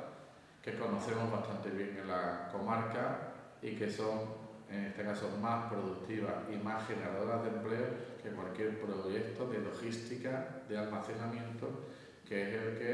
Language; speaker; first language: Spanish; native; Spanish